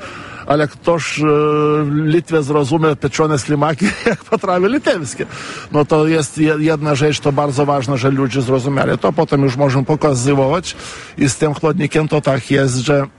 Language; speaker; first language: Polish; non-native, fluent; Lithuanian